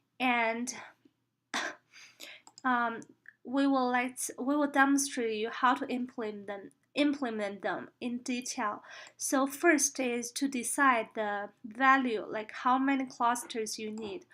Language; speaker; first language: English; non-native, fluent; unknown